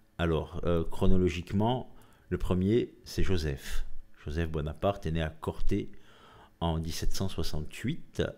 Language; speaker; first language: French; native; French